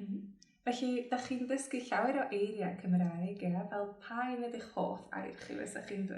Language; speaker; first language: Welsh; native; Welsh